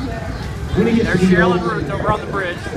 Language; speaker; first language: English; native; English